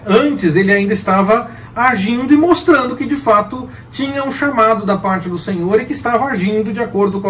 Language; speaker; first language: Portuguese; native; Portuguese